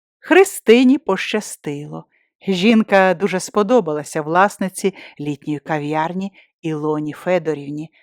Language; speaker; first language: Ukrainian; native; Ukrainian